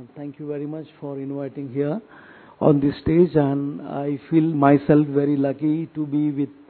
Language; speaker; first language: English; non-native, local second language; Marathi